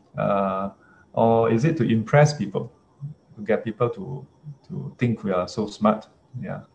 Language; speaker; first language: English; non-native, local second language; Chinese